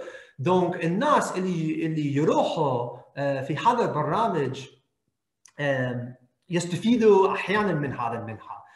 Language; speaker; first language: Arabic; non-native, fluent; English